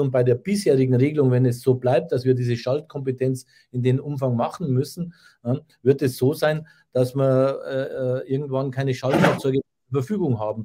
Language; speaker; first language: German; native; German